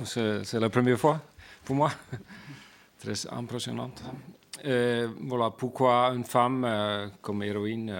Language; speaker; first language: French; non-native, fluent; Icelandic